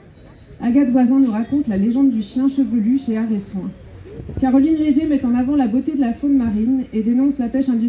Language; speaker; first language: French; native; French